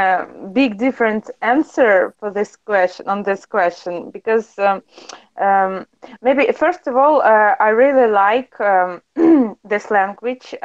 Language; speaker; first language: English; non-native, learner; Russian